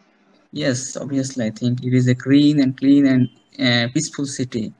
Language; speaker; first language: English; non-native, learner; Bangla